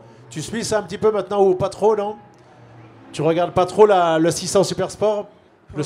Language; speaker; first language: French; native; French